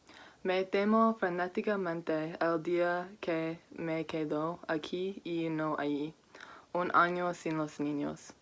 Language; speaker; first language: Spanish; non-native, learner; English